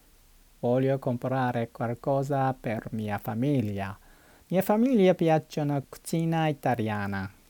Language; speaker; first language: Italian; non-native, learner; Japanese